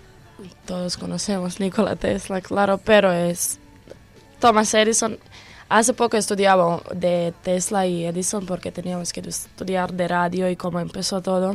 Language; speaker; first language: Spanish; non-native, learner; Croatian